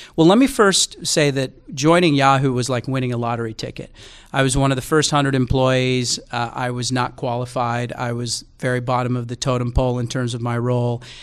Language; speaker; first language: English; native; English